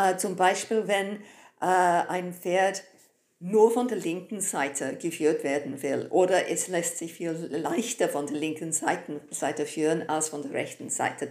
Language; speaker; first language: German; non-native, fluent; English